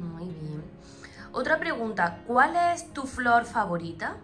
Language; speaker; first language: Spanish; native; Spanish